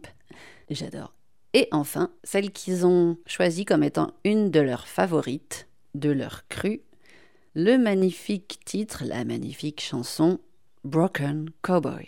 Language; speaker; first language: French; native; French